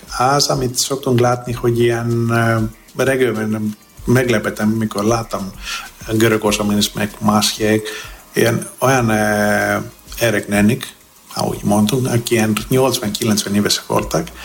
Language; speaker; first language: Hungarian; non-native, fluent; Greek